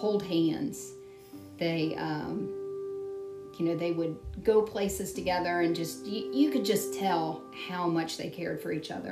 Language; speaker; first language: English; native; English